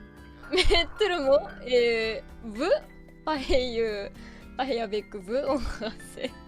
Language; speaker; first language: French; non-native, learner; Japanese